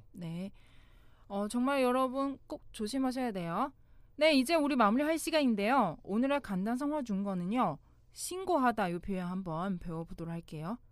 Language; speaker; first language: Korean; non-native, fluent; Chinese